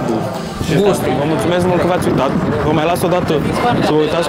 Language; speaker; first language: Romanian; native; Romanian